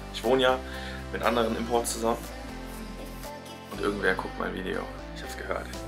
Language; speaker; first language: German; native; German